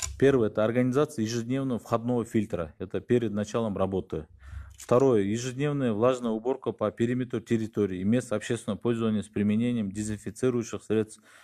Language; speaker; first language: Russian; non-native, local second language; Kyrgyz